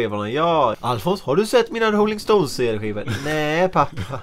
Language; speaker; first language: Swedish; native; Swedish